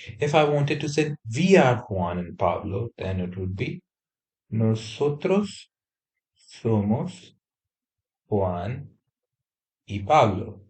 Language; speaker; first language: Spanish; non-native, fluent; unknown